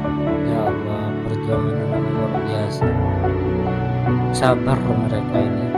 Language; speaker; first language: Indonesian; native; Indonesian